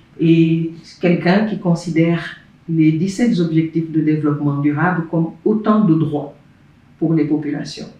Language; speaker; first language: French; non-native, local second language; Wolof